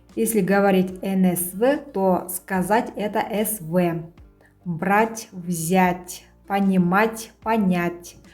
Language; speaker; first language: Russian; non-native, local second language; Kazakh